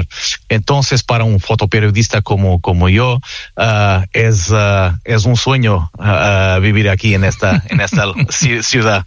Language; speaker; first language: Spanish; non-native, fluent; Portuguese